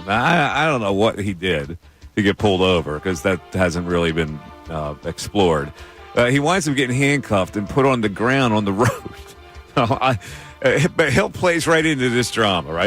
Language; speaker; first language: English; native; English